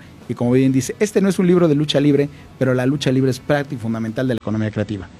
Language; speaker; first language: Spanish; native; Spanish